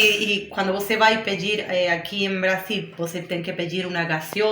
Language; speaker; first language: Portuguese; non-native, learner; Spanish